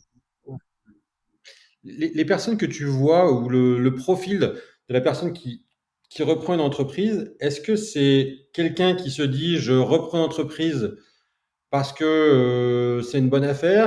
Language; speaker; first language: French; native; French